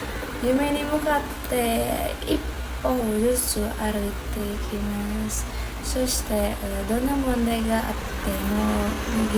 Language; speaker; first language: Japanese; non-native, learner; Indonesian